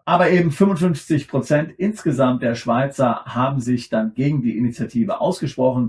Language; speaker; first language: German; native; German